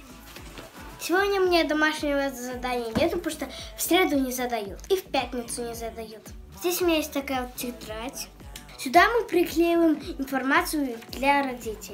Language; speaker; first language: Russian; early bilingual, heritage; Russian